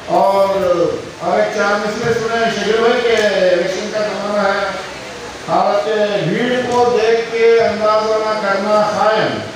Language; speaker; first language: Urdu; native; Urdu